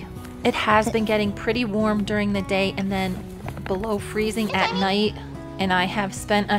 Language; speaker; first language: English; native; English